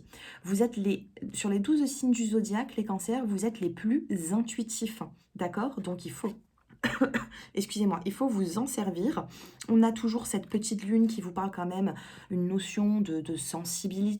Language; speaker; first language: French; native; French